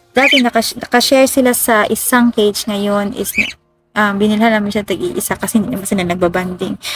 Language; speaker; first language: Filipino; native; Filipino